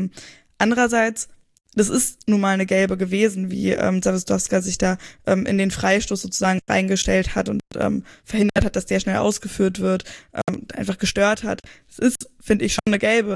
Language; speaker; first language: German; native; German